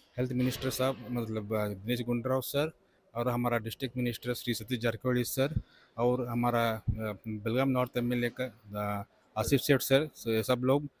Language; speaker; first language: Hindi; non-native, local second language; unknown